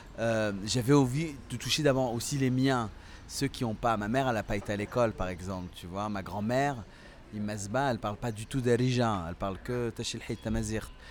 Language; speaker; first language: French; early bilingual, other home language; Central Atlas Tamazight